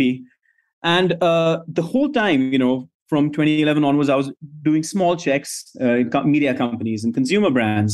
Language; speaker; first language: English; non-native, local second language; Hindi